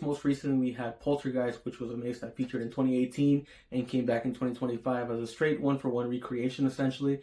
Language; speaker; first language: English; native; English